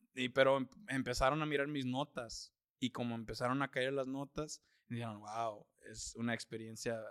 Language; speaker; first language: Spanish; early bilingual, heritage; Spanish